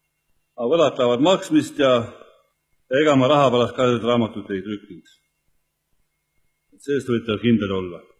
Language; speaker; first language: Estonian; native; Estonian